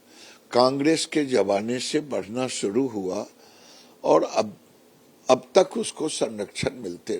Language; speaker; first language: Hindi; native; Hindi